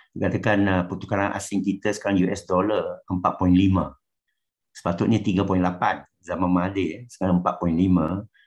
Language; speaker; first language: Malay; non-native, local second language; Chinese